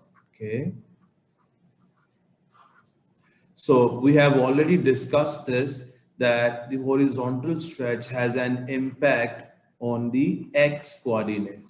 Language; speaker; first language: English; non-native, local second language; Urdu